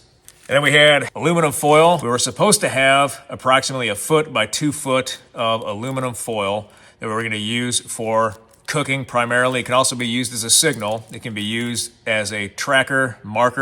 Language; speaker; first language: English; native; English